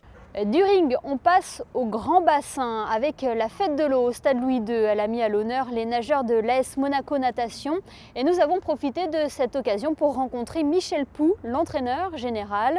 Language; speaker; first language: French; native; French